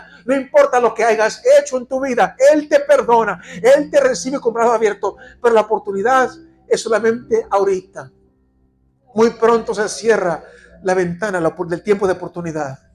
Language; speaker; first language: Spanish; native; Spanish